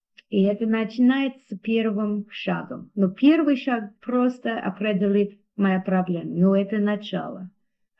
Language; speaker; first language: Russian; non-native, learner; English